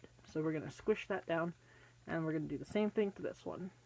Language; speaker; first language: English; native; English